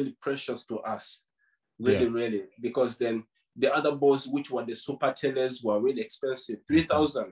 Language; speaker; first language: English; non-native, local second language; Ganda